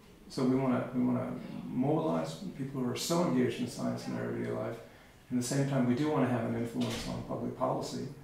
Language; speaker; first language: English; native; English